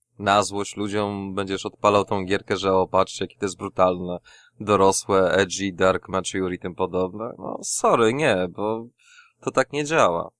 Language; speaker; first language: Polish; native; Polish